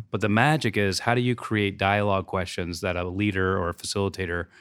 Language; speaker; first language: English; native; English